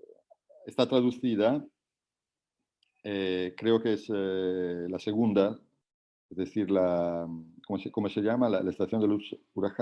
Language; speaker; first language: Spanish; non-native, fluent; Italian